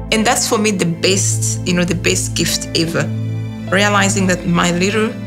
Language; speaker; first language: English; non-native, local second language; Kinyarwanda